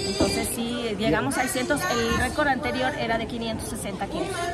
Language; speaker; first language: Spanish; native; Spanish